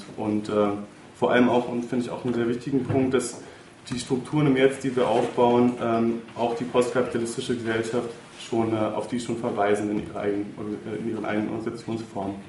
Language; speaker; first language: German; native; German